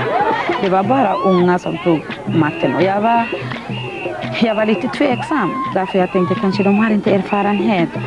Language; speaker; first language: Swedish; non-native, fluent; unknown